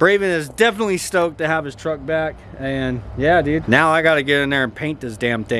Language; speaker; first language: English; native; English